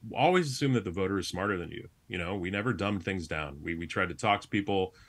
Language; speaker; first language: English; native; English